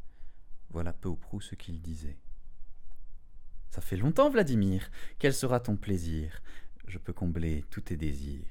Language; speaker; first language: French; native; French